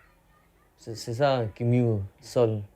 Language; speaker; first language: French; non-native, learner; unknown